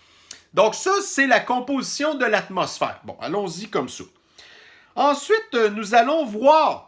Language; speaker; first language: French; native; French